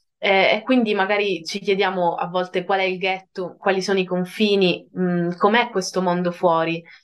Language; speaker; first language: Italian; native; Italian